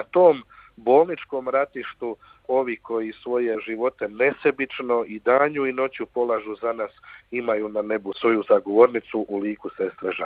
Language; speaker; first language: Croatian; native; Croatian